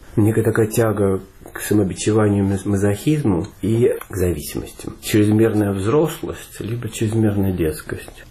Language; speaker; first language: Russian; native; Russian